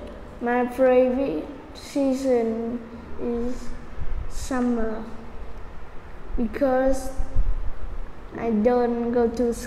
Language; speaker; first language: English; non-native, learner; Vietnamese